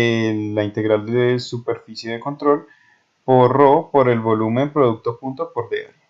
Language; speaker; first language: Spanish; native; Spanish